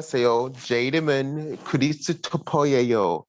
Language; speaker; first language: Korean; non-native, learner; English